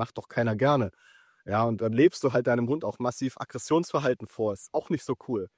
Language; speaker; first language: German; native; German